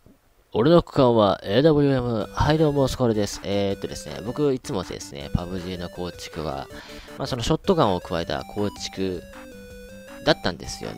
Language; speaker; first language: Japanese; native; Japanese